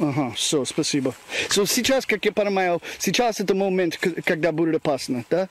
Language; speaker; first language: Russian; non-native, learner; English